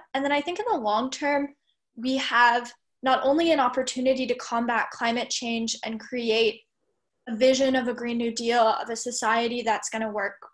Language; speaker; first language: English; native; English